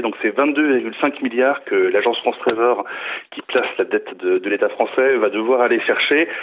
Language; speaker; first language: French; native; French